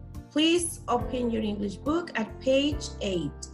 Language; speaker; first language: English; non-native, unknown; Spanish